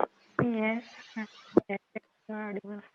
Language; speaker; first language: English; non-native, local second language; Hindi